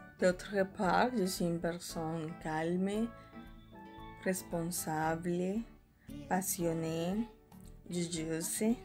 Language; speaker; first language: French; non-native, learner; Spanish